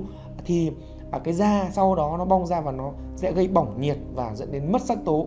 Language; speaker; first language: Vietnamese; native; Vietnamese